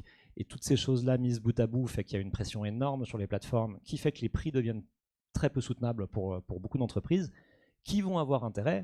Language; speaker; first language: French; native; French